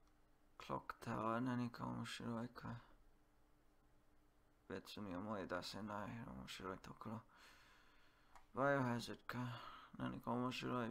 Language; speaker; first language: Japanese; non-native, learner; English